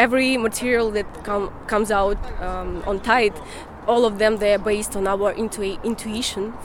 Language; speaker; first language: English; non-native, fluent; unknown